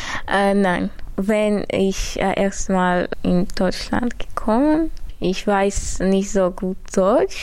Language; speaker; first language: German; early bilingual, other home language; Armenian